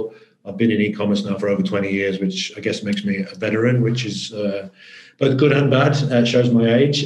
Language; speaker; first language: English; native; English